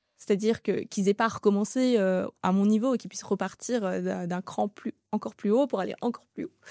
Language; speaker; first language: French; early bilingual, other home language; Tamil